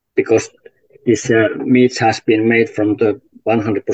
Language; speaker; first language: English; non-native, learner; Finnish